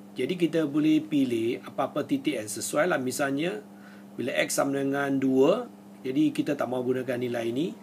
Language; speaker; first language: Malay; non-native, local second language; Chinese